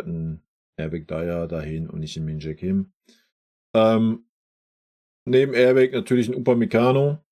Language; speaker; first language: German; native; German